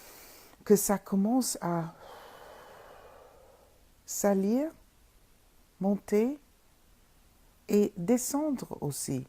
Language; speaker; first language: French; non-native, fluent; English